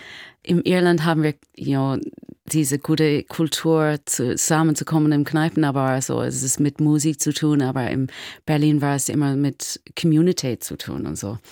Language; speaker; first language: German; non-native, learner; English